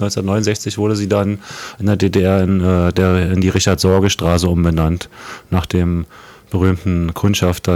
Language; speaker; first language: German; native; German